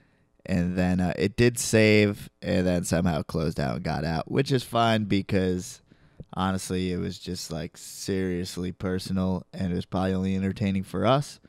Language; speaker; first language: English; native; English